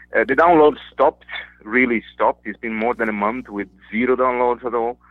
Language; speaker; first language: English; non-native, fluent; Italian